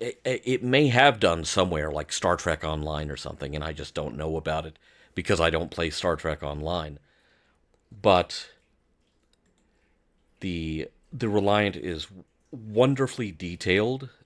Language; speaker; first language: English; native; English